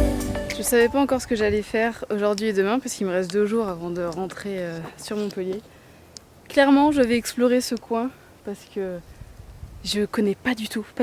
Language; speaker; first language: French; native; French